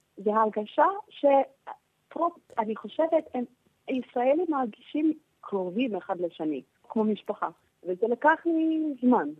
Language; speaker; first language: Hebrew; non-native, fluent; English